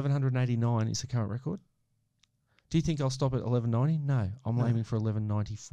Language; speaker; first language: English; native; English